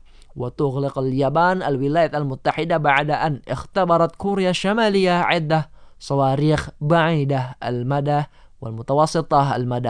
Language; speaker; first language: Arabic; non-native, fluent; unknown